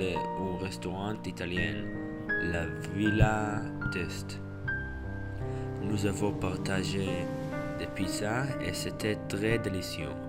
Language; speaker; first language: French; non-native, learner; English